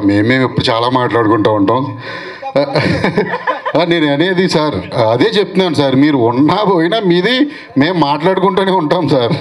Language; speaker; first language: Telugu; native; Telugu